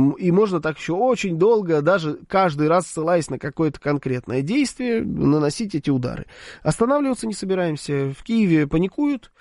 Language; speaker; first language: Russian; native; Russian